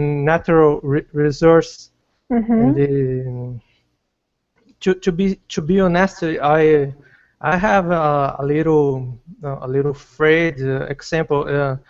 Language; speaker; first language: English; non-native, learner; Portuguese